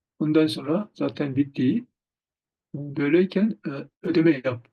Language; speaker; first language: Turkish; non-native, fluent; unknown